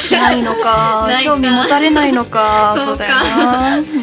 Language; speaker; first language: Japanese; native; Japanese